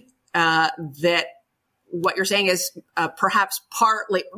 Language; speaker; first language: English; native; English